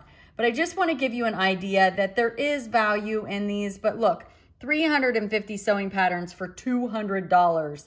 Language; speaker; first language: English; native; English